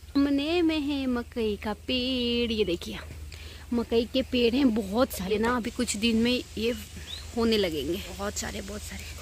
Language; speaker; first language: Hindi; non-native, local second language; Nepali